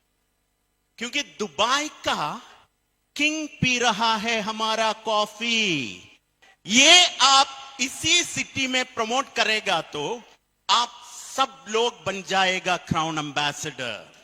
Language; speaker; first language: Hindi; non-native, fluent; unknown